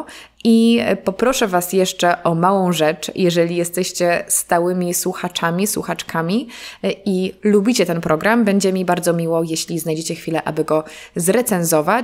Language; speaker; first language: Polish; native; Polish